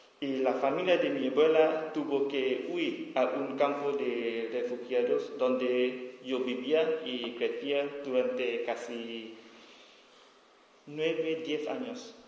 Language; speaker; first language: Spanish; non-native, learner; S'gaw Karen